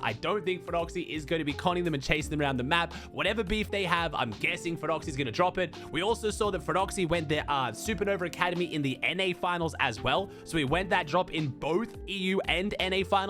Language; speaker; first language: English; native; English